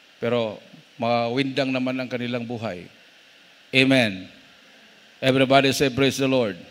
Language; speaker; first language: Filipino; non-native, local second language; Cebuano